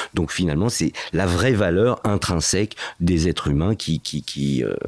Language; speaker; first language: French; native; French